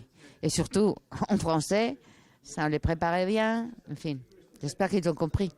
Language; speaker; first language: French; non-native, fluent; Spanish